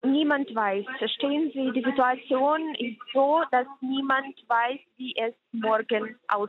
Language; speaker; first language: German; non-native, fluent; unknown